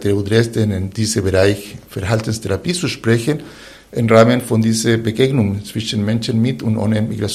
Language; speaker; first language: German; non-native, fluent; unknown